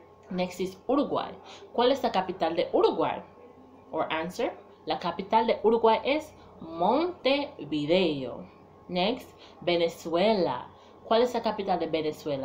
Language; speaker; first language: Spanish; non-native, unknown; English